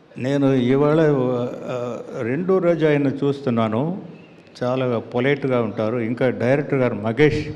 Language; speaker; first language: Telugu; non-native, learner; Tamil